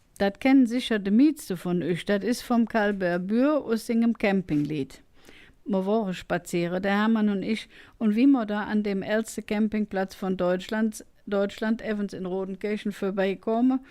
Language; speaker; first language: German; native; German